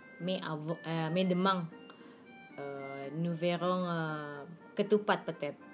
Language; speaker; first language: French; non-native, learner; Indonesian